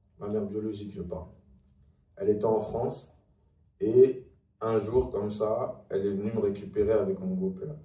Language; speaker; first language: French; early bilingual, other home language; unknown